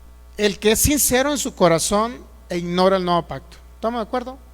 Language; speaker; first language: Spanish; native; Spanish